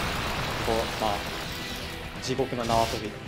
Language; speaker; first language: Japanese; native; Japanese